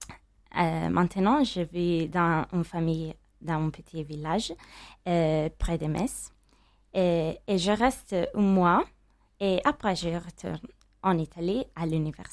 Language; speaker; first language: French; non-native, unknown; Italian